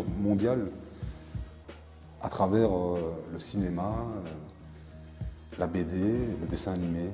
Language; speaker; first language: French; native; French